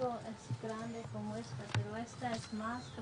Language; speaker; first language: Spanish; non-native, fluent; English